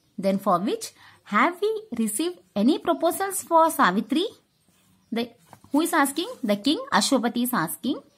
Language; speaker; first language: English; non-native, local second language; Tamil